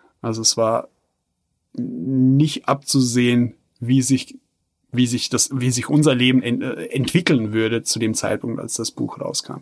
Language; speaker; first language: German; non-native, fluent; Bosnian